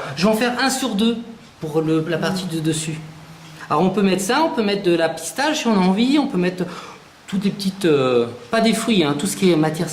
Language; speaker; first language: French; native; French